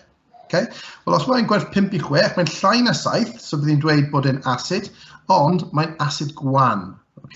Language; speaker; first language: Welsh; native; Welsh